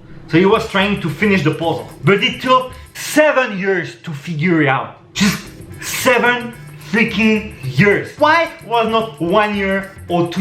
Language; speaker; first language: English; non-native, fluent; French